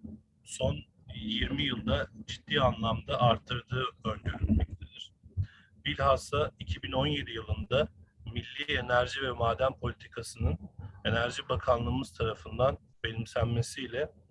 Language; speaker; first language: Turkish; native; Turkish